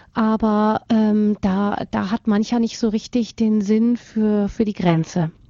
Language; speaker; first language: German; native; German